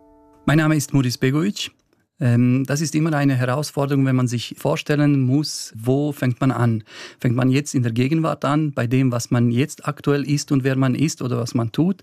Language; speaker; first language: German; early bilingual, other home language; Bosnian